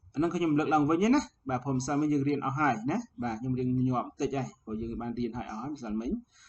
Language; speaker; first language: Khmer; native; Khmer